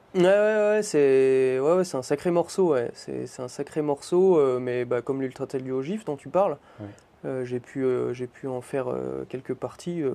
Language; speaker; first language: French; native; French